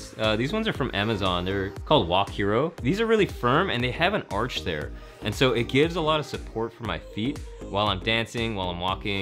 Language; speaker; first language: English; native; English